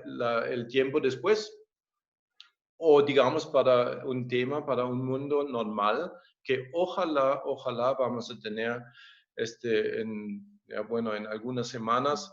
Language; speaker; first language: Spanish; non-native, fluent; German